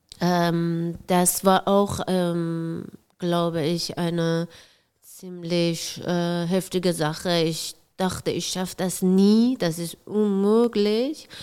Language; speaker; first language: German; non-native, fluent; Persian